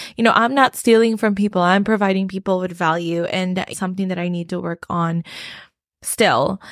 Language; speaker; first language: English; non-native, local second language; Filipino